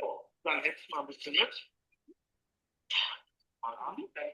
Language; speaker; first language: German; native; German